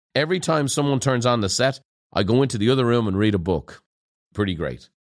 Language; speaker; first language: English; native; English